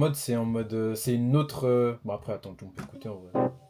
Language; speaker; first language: French; native; French